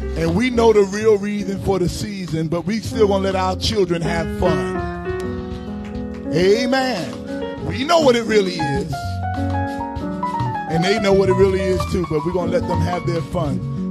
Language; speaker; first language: English; native; English